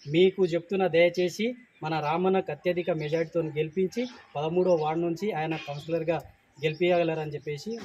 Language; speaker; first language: Telugu; native; Telugu